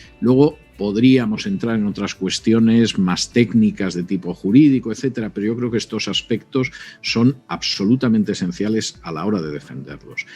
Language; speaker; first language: Spanish; native; Spanish